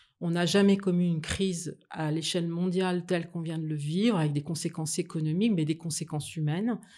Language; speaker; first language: French; native; French